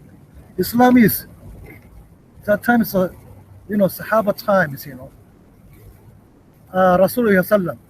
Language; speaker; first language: English; non-native, learner; Japanese